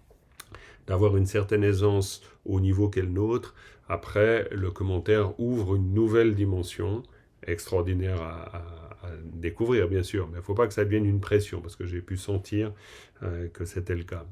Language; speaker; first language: French; native; French